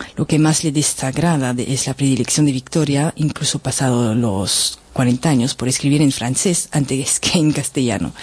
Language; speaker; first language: Spanish; native; Spanish